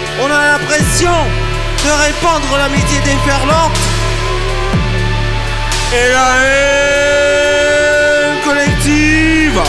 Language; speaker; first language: French; native; French